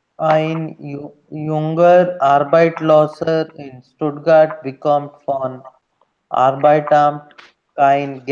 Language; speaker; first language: German; non-native, learner; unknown